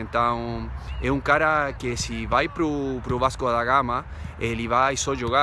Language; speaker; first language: Portuguese; non-native, fluent; Spanish